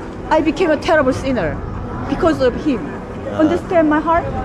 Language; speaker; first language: English; non-native, learner; Korean